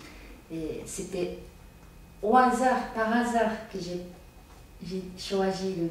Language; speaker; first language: French; non-native, learner; Japanese